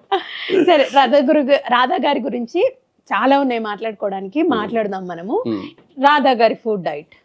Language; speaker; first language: Telugu; native; Telugu